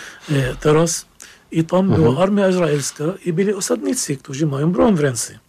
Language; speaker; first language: Polish; non-native, fluent; Arabic